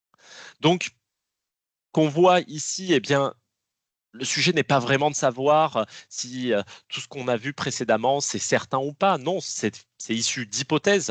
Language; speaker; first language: French; native; French